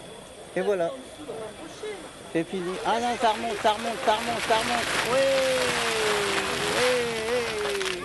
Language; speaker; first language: French; native; French